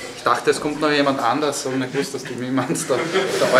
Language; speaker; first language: German; native; German